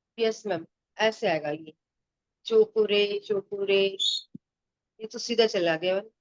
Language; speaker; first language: Hindi; native; Hindi